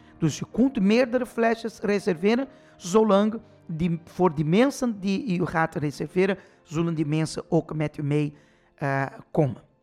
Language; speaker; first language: Dutch; non-native, fluent; Portuguese